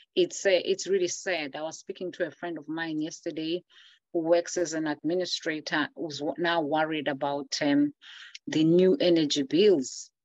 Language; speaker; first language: English; non-native, local second language; Zulu